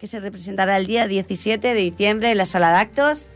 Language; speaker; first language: Spanish; non-native, local second language; Catalan